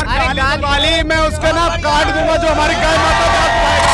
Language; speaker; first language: Hindi; native; Hindi